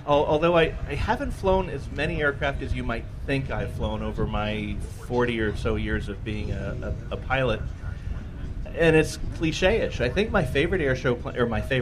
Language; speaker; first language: English; native; English